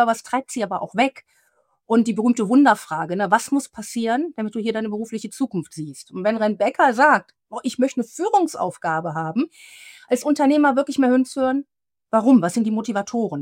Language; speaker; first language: German; native; German